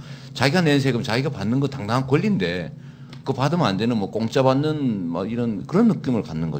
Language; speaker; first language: Korean; native; Korean